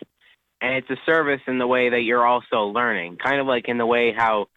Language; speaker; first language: English; native; English